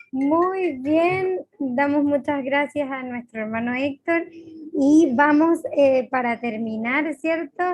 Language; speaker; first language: Spanish; native; Spanish